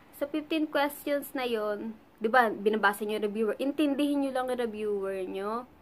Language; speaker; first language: Filipino; native; Filipino